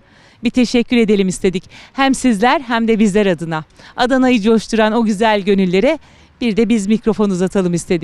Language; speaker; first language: Turkish; native; Turkish